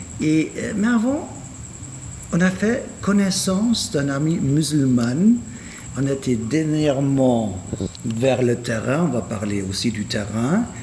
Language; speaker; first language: French; non-native, fluent; German